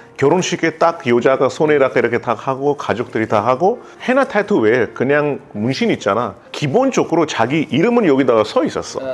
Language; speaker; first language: Korean; non-native, fluent; Hindi